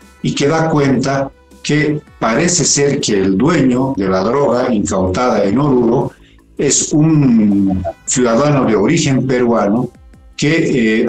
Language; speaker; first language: Spanish; native; Spanish